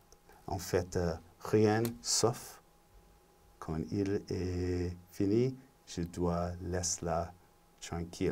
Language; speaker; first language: French; non-native, learner; English